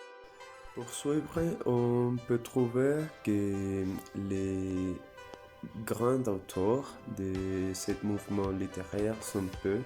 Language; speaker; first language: French; non-native, learner; Spanish